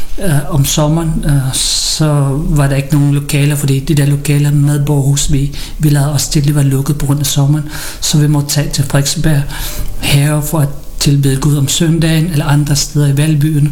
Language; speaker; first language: Danish; non-native, learner; Filipino